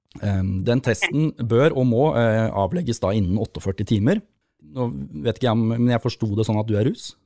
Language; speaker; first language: Norwegian; native; Norwegian